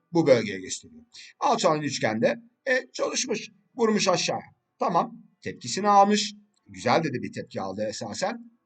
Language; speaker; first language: Turkish; early bilingual, heritage; Turkish